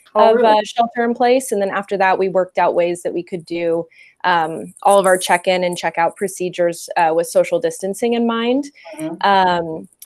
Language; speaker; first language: English; native; English